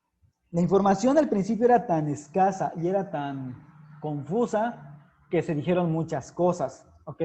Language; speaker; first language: Spanish; native; Spanish